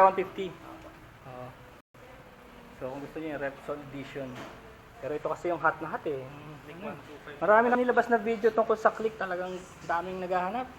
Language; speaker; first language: Filipino; native; Filipino